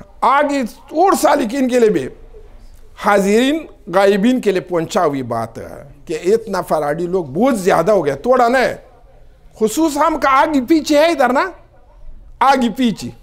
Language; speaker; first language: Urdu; non-native, local second language; Pashto